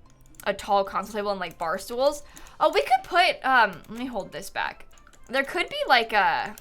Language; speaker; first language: English; native; English